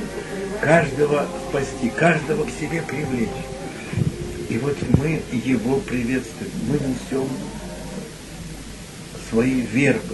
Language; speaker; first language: Russian; native; Russian